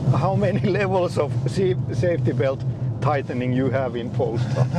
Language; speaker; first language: English; non-native, fluent; Finnish